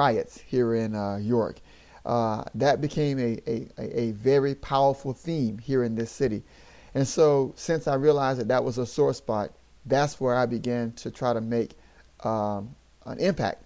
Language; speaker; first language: English; native; English